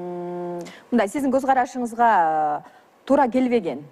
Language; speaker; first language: Kyrgyz; native; Kyrgyz